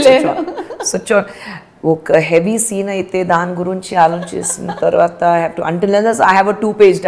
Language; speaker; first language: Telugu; non-native, fluent; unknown